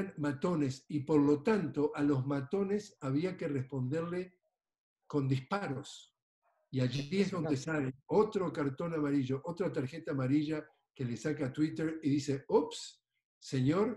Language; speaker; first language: Spanish; native; Spanish